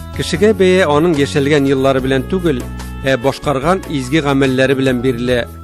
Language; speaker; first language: Tatar; native; Tatar